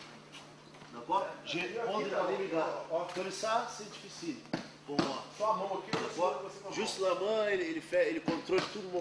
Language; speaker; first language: French; non-native, learner; Portuguese